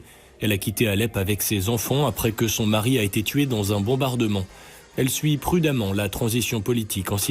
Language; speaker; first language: French; native; French